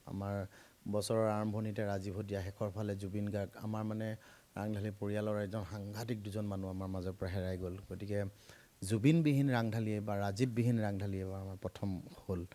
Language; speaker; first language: Assamese; native; Assamese